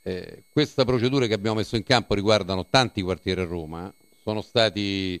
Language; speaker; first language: Italian; native; Italian